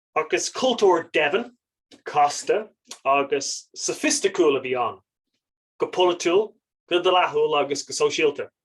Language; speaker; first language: Irish; non-native, local second language; English